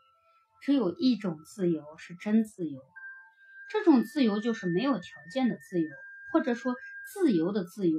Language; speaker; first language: Chinese; native; Chinese